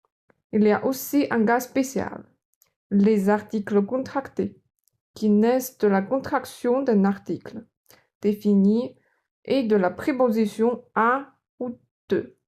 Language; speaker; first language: French; non-native, fluent; Chinese